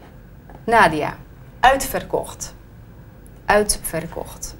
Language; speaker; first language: Dutch; native; Dutch